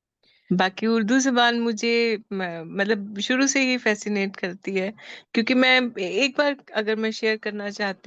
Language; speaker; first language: Hindi; native; Hindi